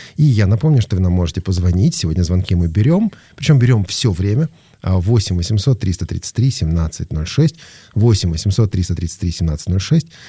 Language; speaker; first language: Russian; native; Russian